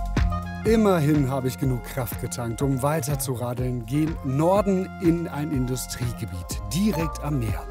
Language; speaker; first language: German; native; German